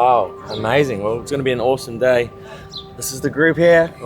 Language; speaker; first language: English; native; English